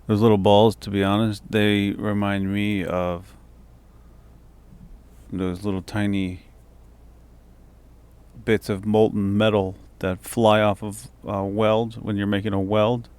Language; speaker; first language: English; native; English